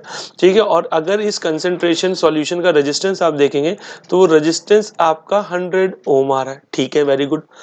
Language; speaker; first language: Hindi; native; Hindi